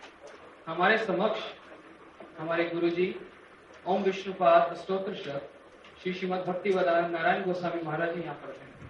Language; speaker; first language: Hindi; native; Hindi